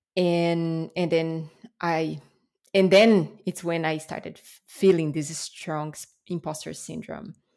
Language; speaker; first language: English; non-native, fluent; Portuguese